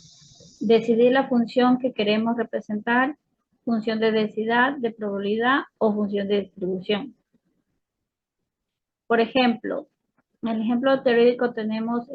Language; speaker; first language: Spanish; native; Spanish